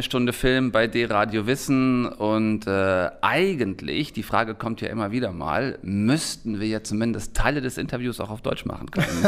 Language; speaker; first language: German; native; German